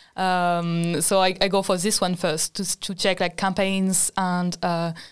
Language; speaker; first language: English; non-native, fluent; French